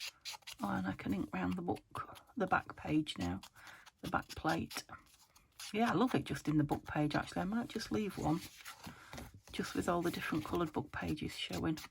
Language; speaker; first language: English; native; English